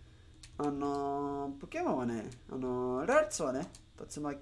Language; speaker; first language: Japanese; non-native, learner; Spanish